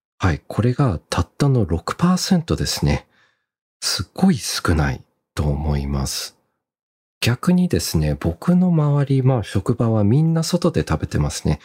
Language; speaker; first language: Japanese; early bilingual, heritage; Japanese